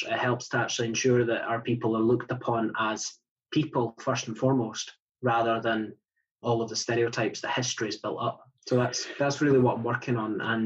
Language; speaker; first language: English; native; English